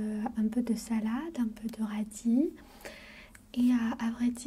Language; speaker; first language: French; non-native, fluent; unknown